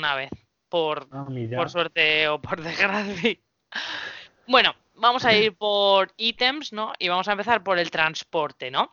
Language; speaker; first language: Spanish; native; Spanish